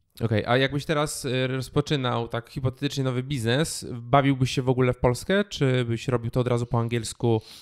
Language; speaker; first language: Polish; native; Polish